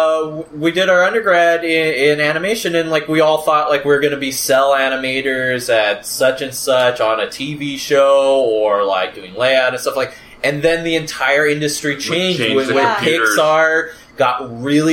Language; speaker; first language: English; native; English